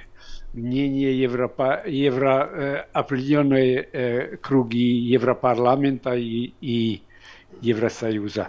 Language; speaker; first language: Russian; non-native, fluent; Hungarian